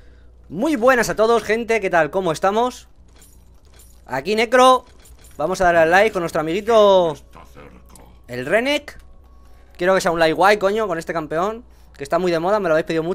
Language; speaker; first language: Spanish; native; Spanish